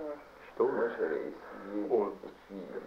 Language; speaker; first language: German; non-native, learner; French